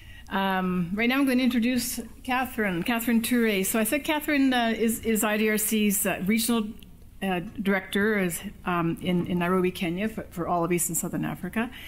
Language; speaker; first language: English; native; English